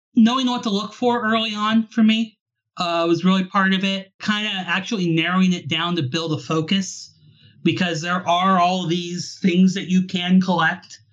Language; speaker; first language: English; native; English